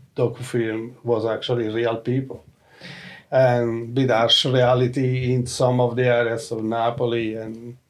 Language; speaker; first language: English; non-native, fluent; Italian